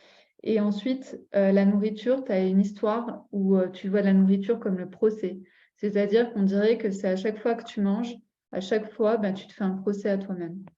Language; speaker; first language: French; native; French